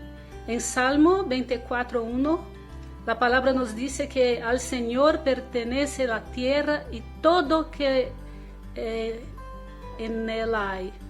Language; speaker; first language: Spanish; non-native, learner; Portuguese